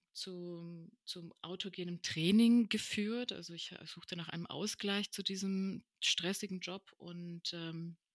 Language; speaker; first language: German; early bilingual, other home language; Spanish